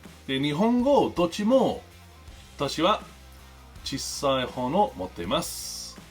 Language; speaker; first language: Japanese; non-native, learner; English